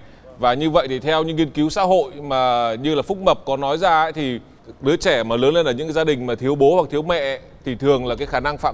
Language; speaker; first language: Vietnamese; native; Vietnamese